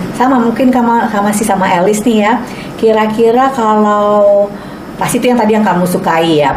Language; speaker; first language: Indonesian; native; Indonesian